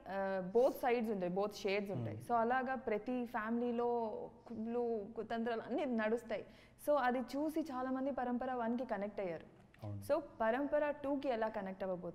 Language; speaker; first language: Telugu; native; Telugu